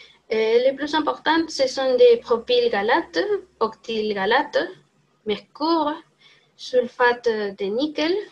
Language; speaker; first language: French; non-native, learner; Spanish